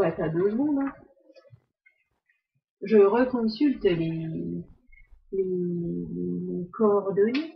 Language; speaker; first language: French; native; French